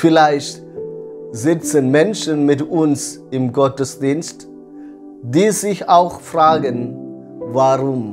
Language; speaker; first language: German; non-native, fluent; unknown